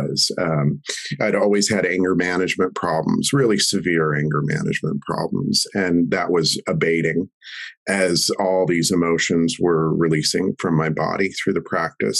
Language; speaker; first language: English; native; English